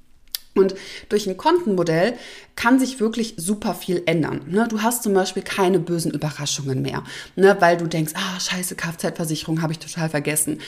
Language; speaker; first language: German; native; German